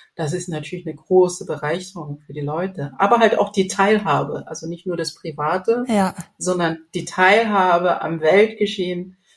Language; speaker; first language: German; non-native, fluent; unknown